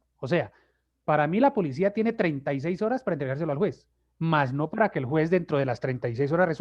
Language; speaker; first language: Spanish; native; Spanish